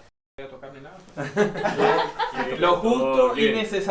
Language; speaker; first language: Spanish; native; Spanish